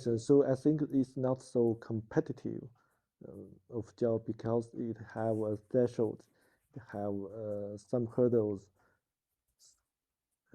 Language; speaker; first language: English; non-native, learner; Chinese